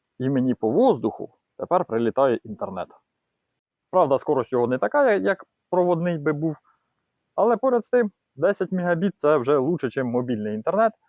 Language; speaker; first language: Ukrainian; native; Ukrainian